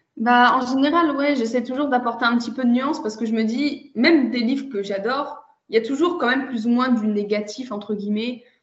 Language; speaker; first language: French; native; French